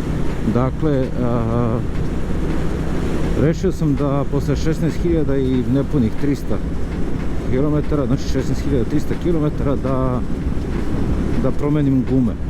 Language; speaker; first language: Serbian; native; Serbian